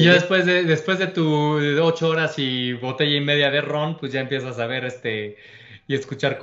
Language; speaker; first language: Spanish; native; Spanish